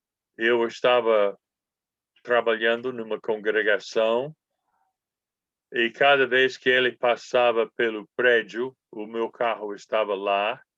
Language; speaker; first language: Portuguese; non-native, fluent; English